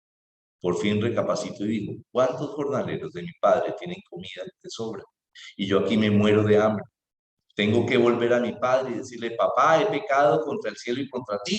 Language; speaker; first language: Spanish; native; Spanish